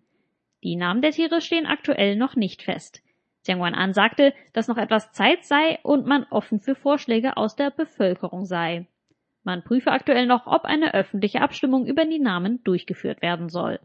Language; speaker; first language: German; native; German